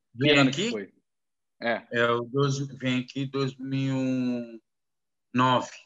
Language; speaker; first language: Portuguese; non-native, learner; Arabic